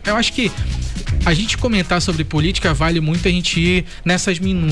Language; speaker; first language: Portuguese; native; Portuguese